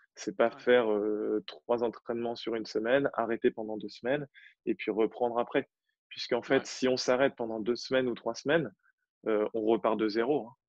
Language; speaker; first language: French; native; French